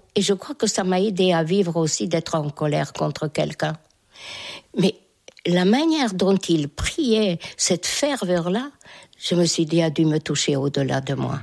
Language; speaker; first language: French; non-native, fluent; Hungarian